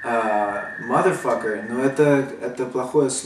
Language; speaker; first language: Russian; early bilingual, heritage; Russian